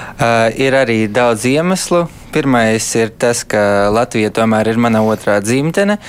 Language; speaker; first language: Latvian; early bilingual, heritage; Latvian